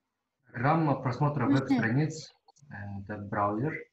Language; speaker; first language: Russian; non-native, learner; Kyrgyz